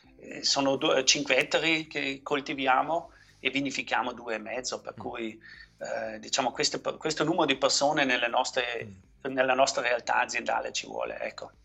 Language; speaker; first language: Italian; non-native, local second language; German